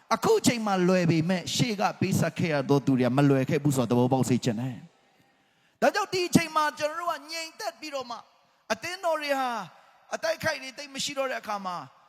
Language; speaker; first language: Burmese; non-native, local second language; Hakha Chin